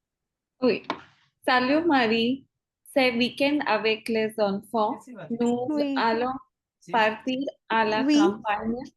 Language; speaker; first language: French; non-native, learner; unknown